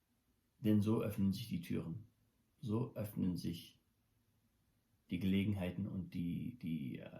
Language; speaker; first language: German; non-native, local second language; English